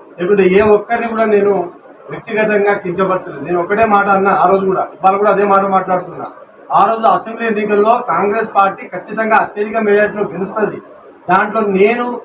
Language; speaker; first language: Telugu; non-native, local second language; Lambadi